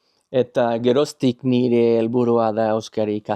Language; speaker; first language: Basque; non-native, learner; English